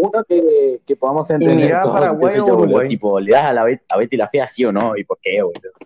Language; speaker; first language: Spanish; native; Spanish